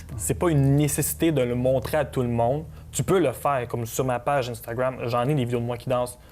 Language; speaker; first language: French; native; French